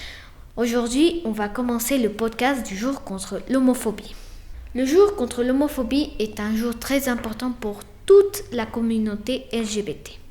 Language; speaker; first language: French; non-native, fluent; Spanish